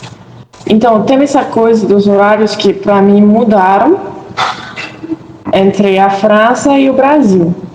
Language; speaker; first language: Portuguese; non-native, fluent; French